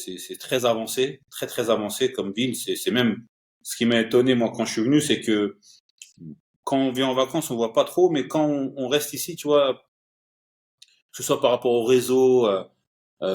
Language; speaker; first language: French; early bilingual, other home language; Turkish